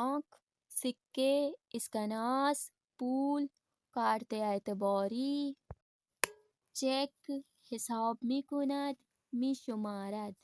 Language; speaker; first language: Persian; non-native, fluent; Urdu